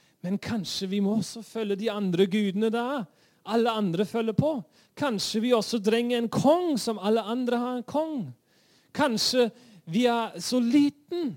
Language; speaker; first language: Norwegian; non-native, fluent; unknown